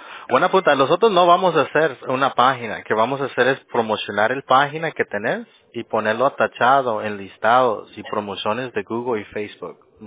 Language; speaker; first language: Spanish; early bilingual, heritage; Spanish